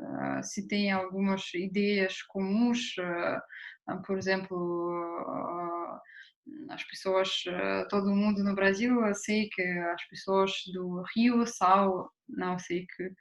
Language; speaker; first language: Portuguese; non-native, fluent; Russian